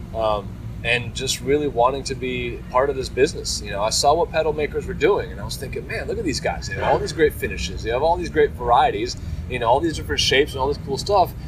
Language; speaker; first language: English; early bilingual, other home language; Italian